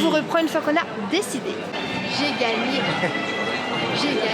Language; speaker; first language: French; native; French